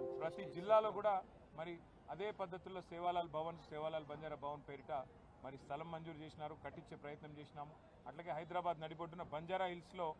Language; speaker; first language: Telugu; non-native, local second language; Lambadi